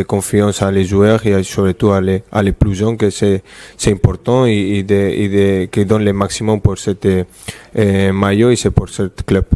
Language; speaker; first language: French; non-native, fluent; Spanish